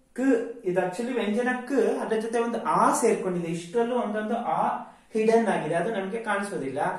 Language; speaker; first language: Kannada; native; Kannada